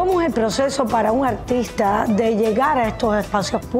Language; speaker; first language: Spanish; native; Spanish